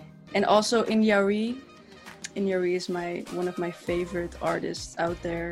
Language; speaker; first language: English; non-native, fluent; Dutch